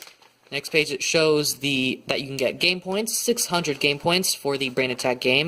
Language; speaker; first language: English; native; English